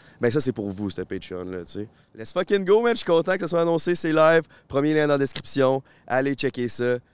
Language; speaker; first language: French; native; French